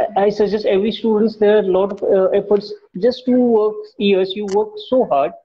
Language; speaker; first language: English; non-native, local second language; Marathi